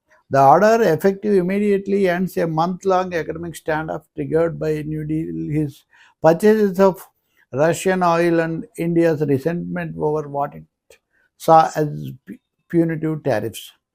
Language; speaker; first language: English; non-native, local second language; Telugu